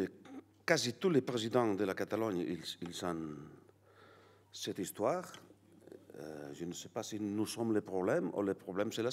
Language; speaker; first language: French; non-native, learner; Catalan